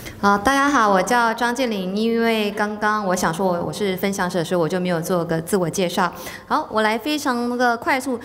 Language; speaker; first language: Chinese; native; Chinese